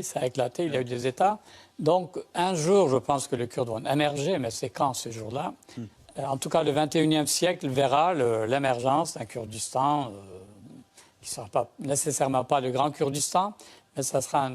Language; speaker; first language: French; native; French